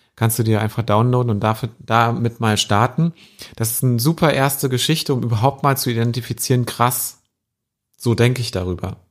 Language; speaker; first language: German; native; German